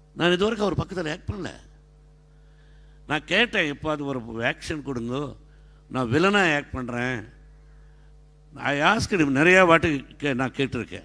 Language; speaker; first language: Tamil; non-native, learner; Telugu